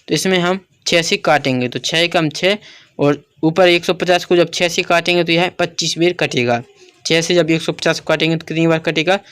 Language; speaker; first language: Hindi; native; Hindi